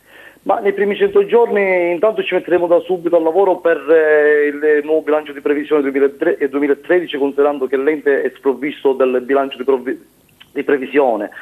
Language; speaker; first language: Italian; native; Italian